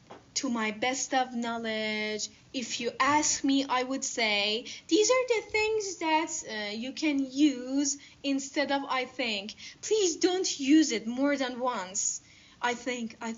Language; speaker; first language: English; non-native, fluent; Persian